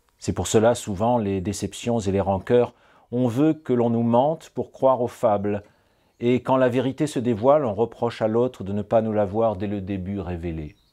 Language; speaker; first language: French; native; French